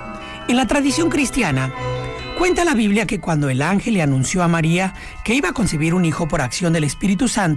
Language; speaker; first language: Spanish; native; Spanish